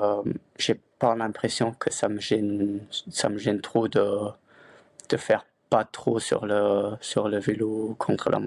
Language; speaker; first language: French; non-native, fluent; Luxembourgish